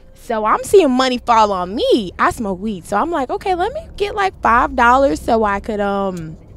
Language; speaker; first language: English; native; English